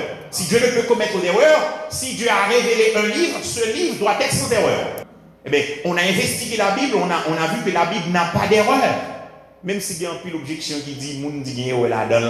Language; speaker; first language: French; non-native, local second language; Haitian Creole